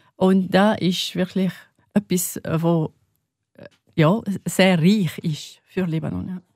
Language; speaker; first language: German; non-native, learner; Arabic